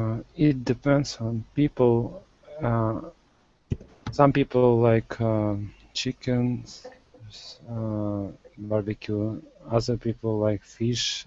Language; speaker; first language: English; non-native, learner; Russian